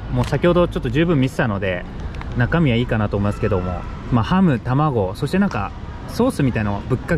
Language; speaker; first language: Japanese; native; Japanese